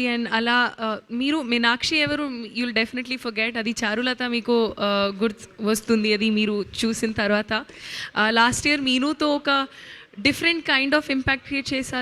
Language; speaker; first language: Telugu; non-native, learner; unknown